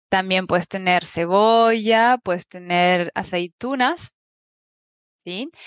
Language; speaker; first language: Spanish; native; Spanish